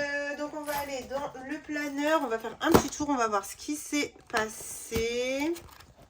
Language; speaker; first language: French; native; French